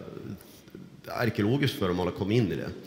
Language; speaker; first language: Swedish; non-native, fluent; English